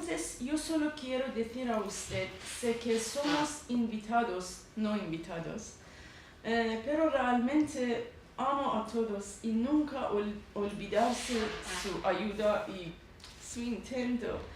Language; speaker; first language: Spanish; non-native, learner; Persian